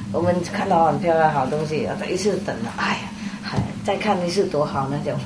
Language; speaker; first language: Chinese; non-native, fluent; Vietnamese